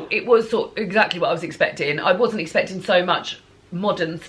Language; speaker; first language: English; native; English